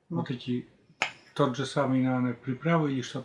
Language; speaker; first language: Russian; native; Russian